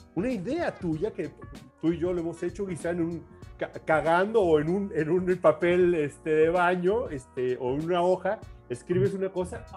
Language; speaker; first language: Spanish; native; Spanish